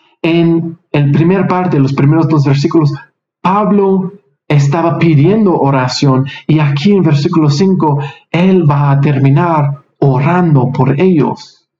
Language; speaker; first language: Spanish; non-native, fluent; English